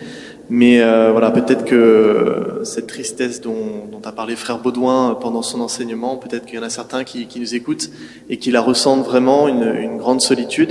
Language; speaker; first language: French; native; French